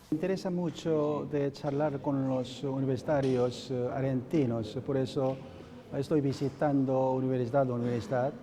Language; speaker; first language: Spanish; non-native, learner; Korean